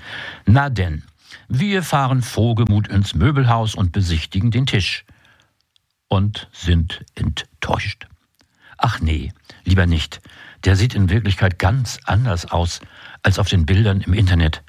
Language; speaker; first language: German; native; German